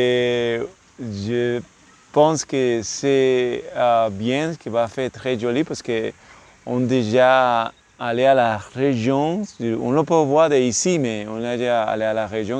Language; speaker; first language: French; non-native, learner; English